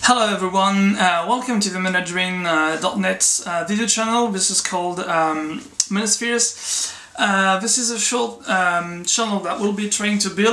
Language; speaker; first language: English; non-native, fluent; French